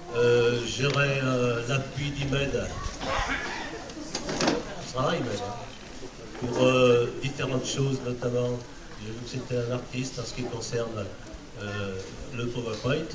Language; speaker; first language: French; native; French